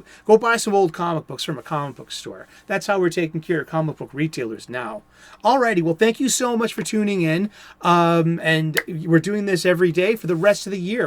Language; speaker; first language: English; native; English